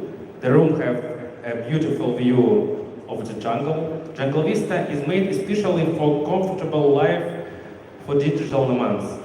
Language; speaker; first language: English; non-native, learner; Russian